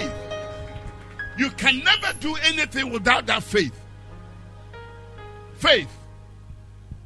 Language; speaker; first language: English; non-native, local second language; Akan